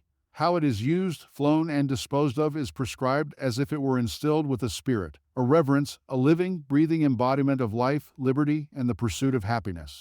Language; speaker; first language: English; native; English